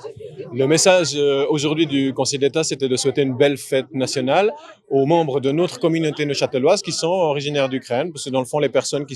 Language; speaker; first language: French; native; French